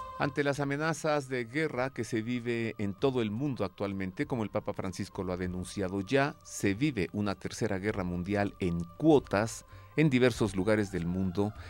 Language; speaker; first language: Spanish; native; Spanish